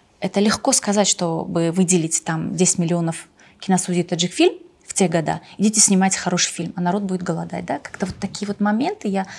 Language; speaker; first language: Russian; non-native, local second language; Tajik